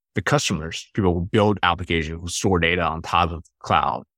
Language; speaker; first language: English; non-native, fluent; Chinese